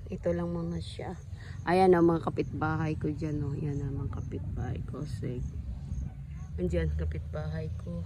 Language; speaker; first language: Filipino; native; Filipino